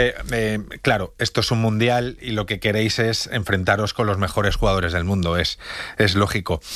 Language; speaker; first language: Spanish; native; Spanish